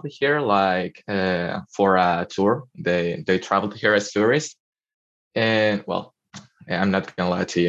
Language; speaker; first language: English; non-native, fluent; Spanish